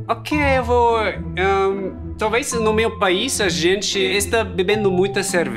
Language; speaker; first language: Portuguese; non-native, learner; German